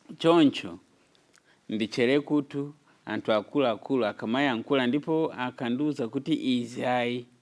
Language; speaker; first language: Nyanja; non-native, fluent; Nyankole